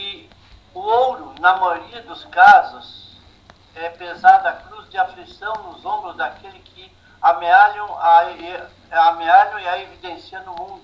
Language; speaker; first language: Portuguese; native; Portuguese